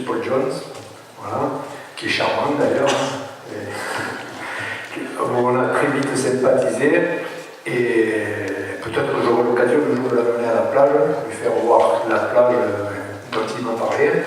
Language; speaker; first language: French; native; French